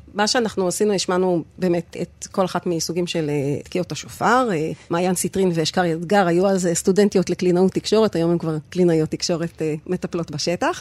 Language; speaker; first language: Hebrew; native; Hebrew